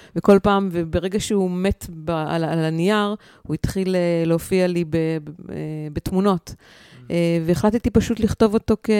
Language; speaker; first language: Hebrew; native; Hebrew